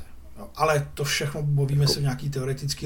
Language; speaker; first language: Czech; native; Czech